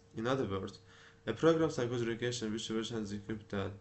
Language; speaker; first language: English; non-native, learner; Azerbaijani